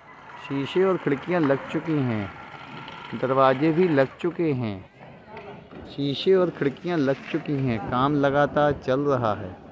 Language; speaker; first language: Hindi; native; Hindi